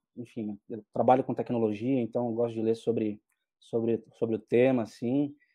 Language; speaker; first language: Portuguese; native; Portuguese